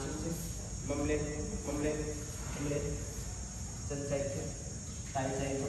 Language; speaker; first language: Vietnamese; non-native, fluent; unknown